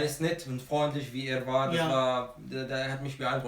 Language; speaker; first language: German; non-native, fluent; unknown